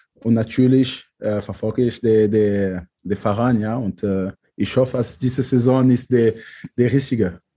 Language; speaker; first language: German; non-native, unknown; French